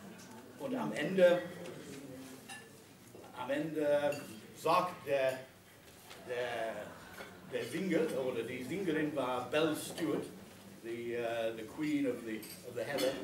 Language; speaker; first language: German; non-native, fluent; English